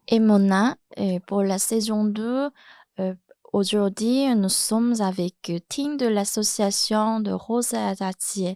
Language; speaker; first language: French; non-native, fluent; Chinese